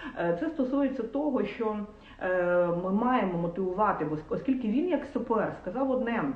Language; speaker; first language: Ukrainian; non-native, local second language; Russian